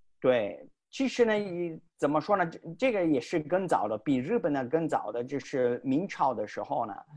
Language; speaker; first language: Chinese; non-native, fluent; Italian